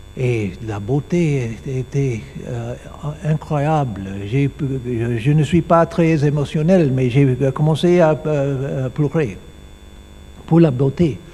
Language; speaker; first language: French; non-native, learner; English